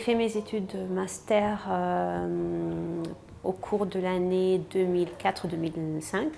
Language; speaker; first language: French; non-native, fluent; Arabic